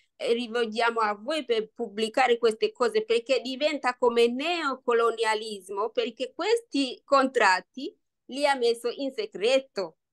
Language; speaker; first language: Italian; non-native, learner; Swahili